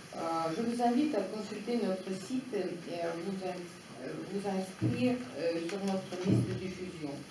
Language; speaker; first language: French; non-native, fluent; Russian